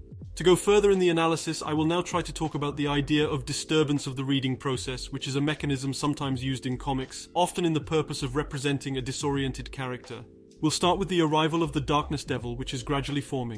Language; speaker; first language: English; non-native, fluent; French